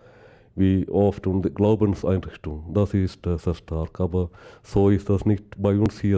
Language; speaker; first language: German; non-native, learner; Malayalam